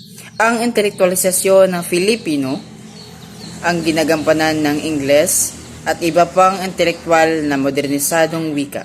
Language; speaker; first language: Filipino; non-native, local second language; Cebuano